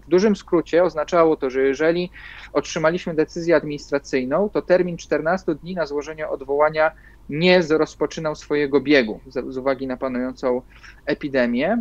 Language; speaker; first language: Polish; native; Polish